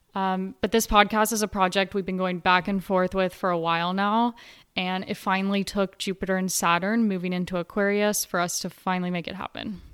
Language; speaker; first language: English; native; English